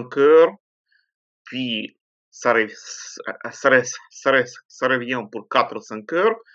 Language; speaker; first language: French; non-native, fluent; Ukrainian